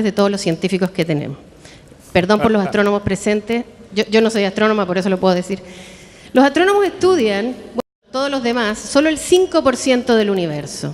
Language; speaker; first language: Spanish; native; Spanish